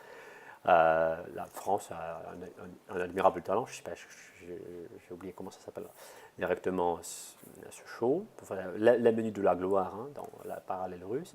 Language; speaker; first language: French; non-native, fluent; Russian